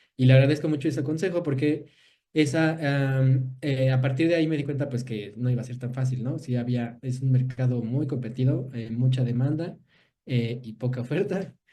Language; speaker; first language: Spanish; native; Spanish